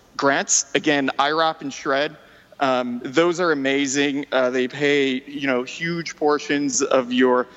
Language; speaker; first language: English; non-native, fluent; French